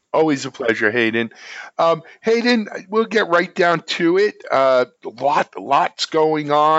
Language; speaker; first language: English; native; English